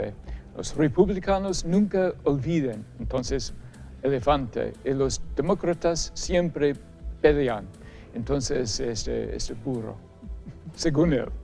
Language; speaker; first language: Spanish; non-native, fluent; English